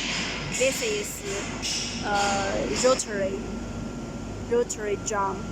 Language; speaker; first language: English; non-native, learner; Chinese